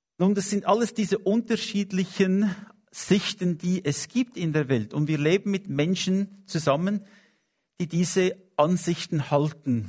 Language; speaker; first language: German; non-native, fluent; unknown